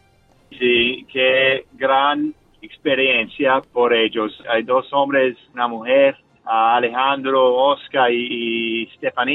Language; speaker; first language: Spanish; non-native, learner; English